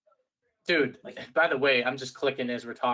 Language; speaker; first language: English; native; English